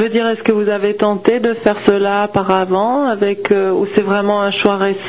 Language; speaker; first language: French; native; French